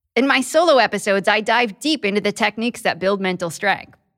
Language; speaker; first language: English; native; English